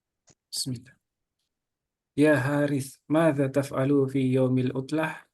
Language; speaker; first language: Arabic; non-native, learner; Indonesian